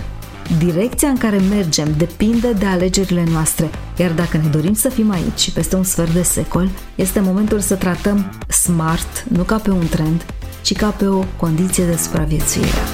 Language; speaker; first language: Romanian; native; Romanian